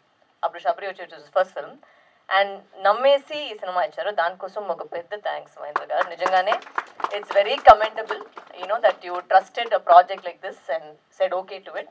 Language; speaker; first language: Telugu; non-native, local second language; Tamil